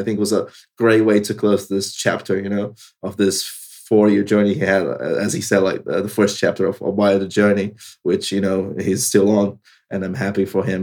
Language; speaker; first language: English; non-native, fluent; Portuguese